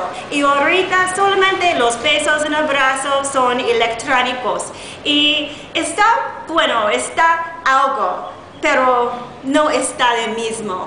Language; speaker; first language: Spanish; non-native, learner; English